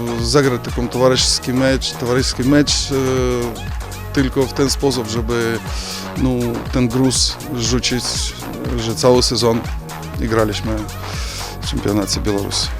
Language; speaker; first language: Polish; non-native, learner; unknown